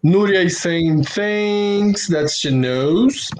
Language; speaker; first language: English; non-native, fluent; Portuguese